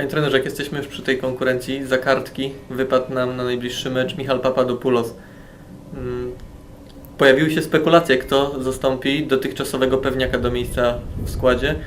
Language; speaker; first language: Polish; native; Polish